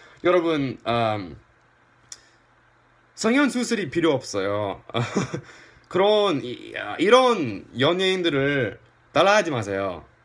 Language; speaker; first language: Korean; non-native, learner; English